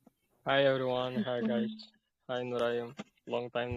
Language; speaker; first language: English; non-native, learner; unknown